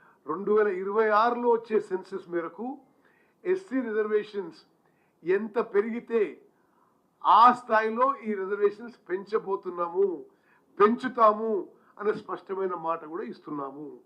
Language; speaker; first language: Telugu; native; Telugu